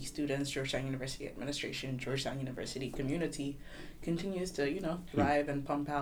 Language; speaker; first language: English; non-native, local second language; Kinyarwanda